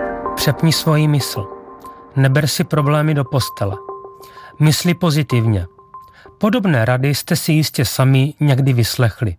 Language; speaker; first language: Czech; native; Czech